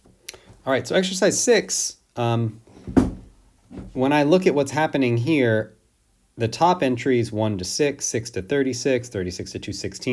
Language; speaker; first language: English; native; English